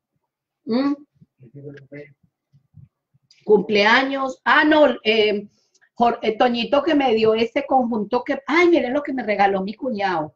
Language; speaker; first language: Spanish; native; Spanish